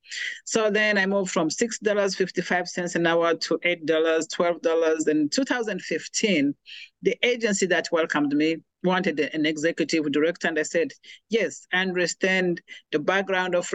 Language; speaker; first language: English; non-native, local second language; Kinyarwanda